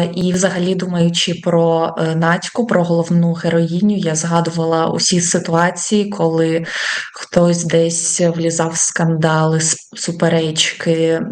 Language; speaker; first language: Ukrainian; native; Ukrainian